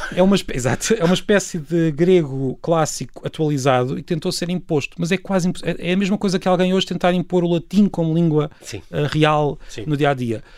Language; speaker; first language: Portuguese; native; Portuguese